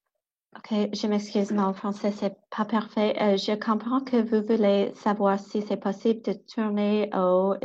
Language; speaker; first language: French; non-native, local second language; English